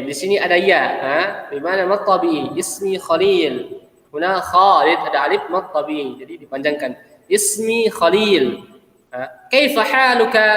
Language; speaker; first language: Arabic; non-native, fluent; Indonesian